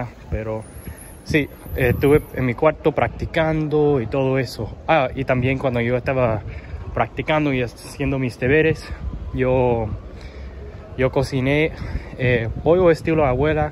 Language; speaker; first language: Spanish; early bilingual, heritage; English